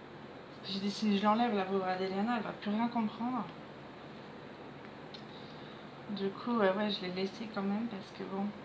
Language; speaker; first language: French; native; French